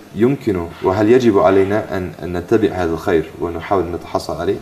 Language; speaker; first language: Arabic; non-native, fluent; English